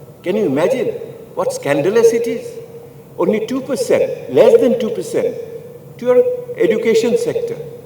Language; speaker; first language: English; non-native, local second language; Bangla